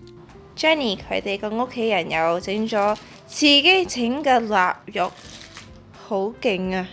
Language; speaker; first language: Cantonese; early bilingual, heritage; Cantonese